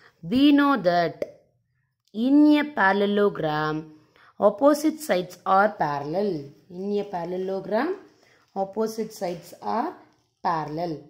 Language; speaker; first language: English; non-native, local second language; Tamil